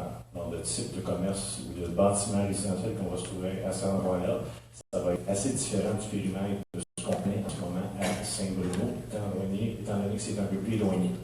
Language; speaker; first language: French; native; French